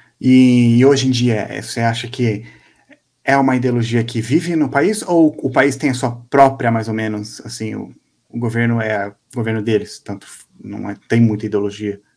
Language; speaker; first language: Portuguese; native; Portuguese